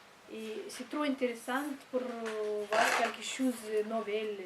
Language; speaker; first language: French; non-native, learner; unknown